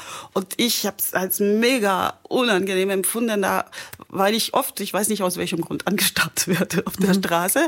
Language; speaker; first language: German; non-native, fluent; French